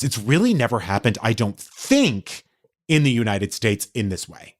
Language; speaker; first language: English; native; English